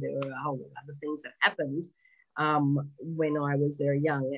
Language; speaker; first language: English; native; English